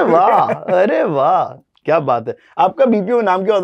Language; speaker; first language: Hindi; native; Hindi